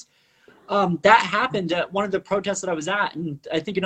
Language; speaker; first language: English; non-native, fluent; Spanish